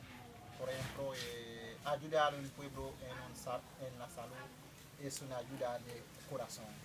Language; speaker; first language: Spanish; non-native, fluent; Haitian Creole